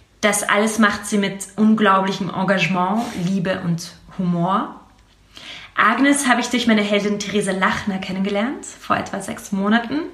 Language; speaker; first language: German; native; German